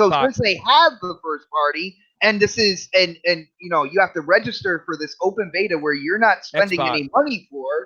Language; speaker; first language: English; native; English